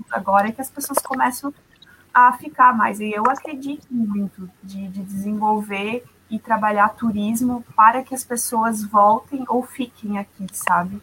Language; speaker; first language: Portuguese; native; Portuguese